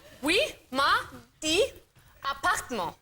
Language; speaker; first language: French; non-native, learner; German